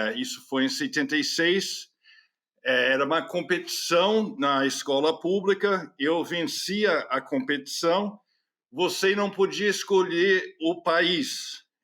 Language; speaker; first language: Portuguese; non-native, fluent; English